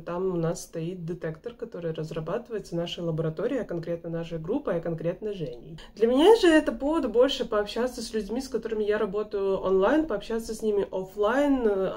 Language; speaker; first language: Russian; native; Russian